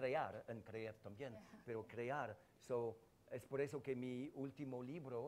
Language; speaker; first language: Spanish; non-native, fluent; French